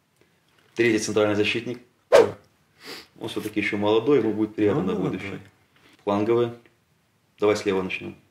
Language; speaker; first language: Russian; native; Russian